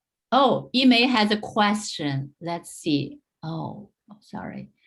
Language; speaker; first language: English; non-native, fluent; Chinese